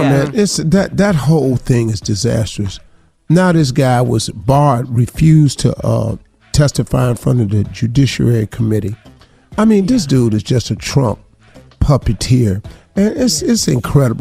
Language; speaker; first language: English; native; English